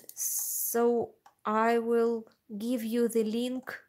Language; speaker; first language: English; non-native, learner; Russian